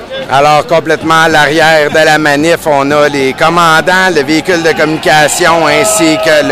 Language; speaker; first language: French; native; French